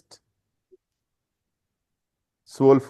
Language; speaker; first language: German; non-native, fluent; Hindi